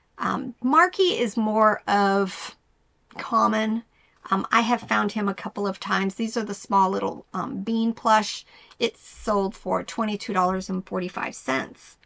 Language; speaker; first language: English; native; English